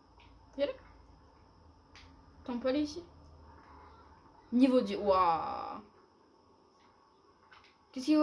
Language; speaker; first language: French; native; French